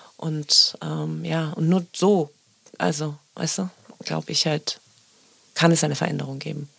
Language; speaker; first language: German; early bilingual, other home language; Persian